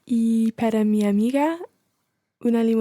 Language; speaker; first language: Spanish; non-native, learner; English